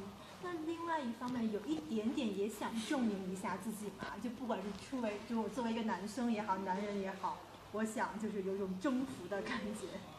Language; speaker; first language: Chinese; native; Chinese